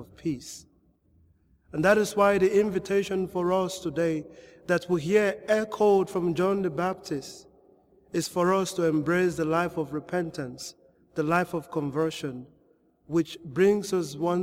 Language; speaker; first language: English; non-native, local second language; Igbo